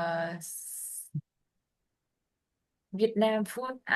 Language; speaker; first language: English; non-native, learner; Vietnamese